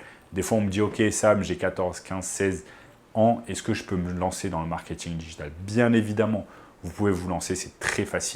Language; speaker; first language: French; native; French